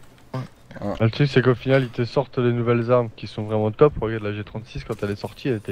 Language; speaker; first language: French; native; French